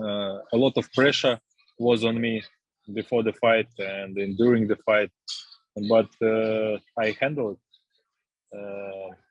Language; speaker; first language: English; non-native, learner; Russian